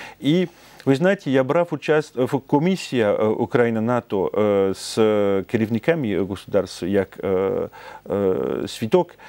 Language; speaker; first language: Ukrainian; non-native, fluent; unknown